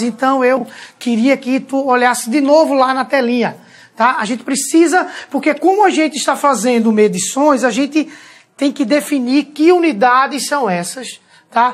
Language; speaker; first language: Portuguese; native; Portuguese